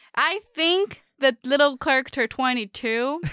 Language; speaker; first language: English; non-native, fluent; Chinese